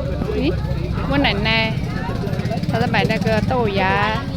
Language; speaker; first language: Chinese; non-native, fluent; Vietnamese